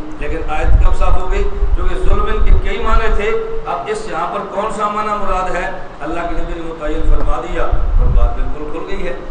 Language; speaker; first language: Urdu; non-native, local second language; Punjabi